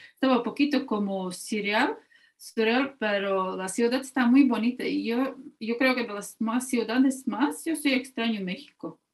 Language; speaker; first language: Spanish; non-native, fluent; Latvian